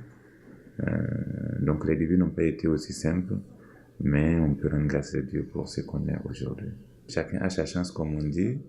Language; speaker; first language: French; non-native, local second language; Mossi